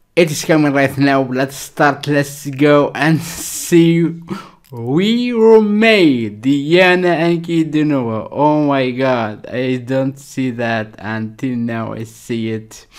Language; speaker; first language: English; non-native, learner; Arabic